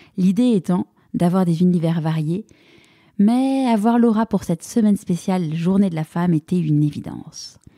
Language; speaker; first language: French; native; French